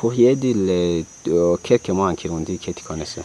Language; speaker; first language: French; non-native, local second language; Rundi